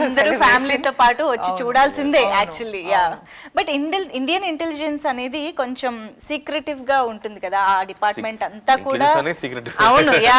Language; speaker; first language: Telugu; native; Telugu